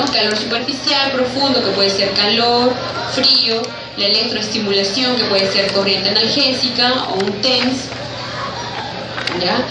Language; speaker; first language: Spanish; native; Spanish